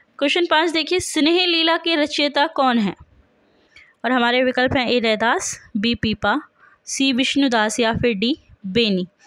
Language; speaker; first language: Hindi; native; Hindi